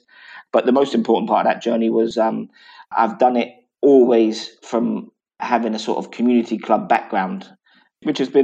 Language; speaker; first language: English; native; English